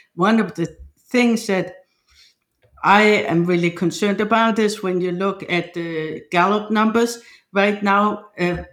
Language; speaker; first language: English; non-native, fluent; Danish